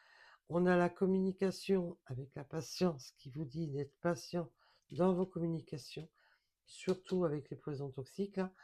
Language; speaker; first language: French; native; French